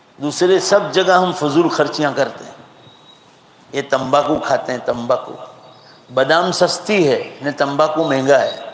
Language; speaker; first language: Urdu; non-native, local second language; Gujarati